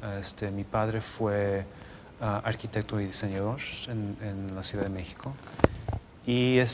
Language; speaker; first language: Spanish; non-native, local second language; English